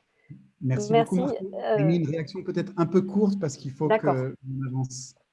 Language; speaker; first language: French; native; French